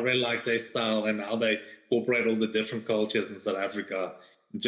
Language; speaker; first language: English; non-native, local second language; Afrikaans